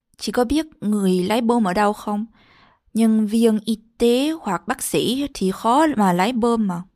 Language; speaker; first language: Vietnamese; early bilingual, heritage; Vietnamese